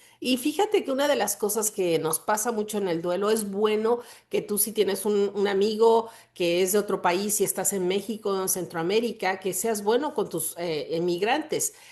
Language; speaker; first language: Spanish; native; Spanish